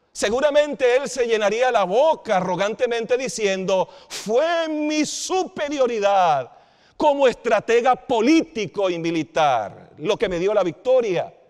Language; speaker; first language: Spanish; native; Spanish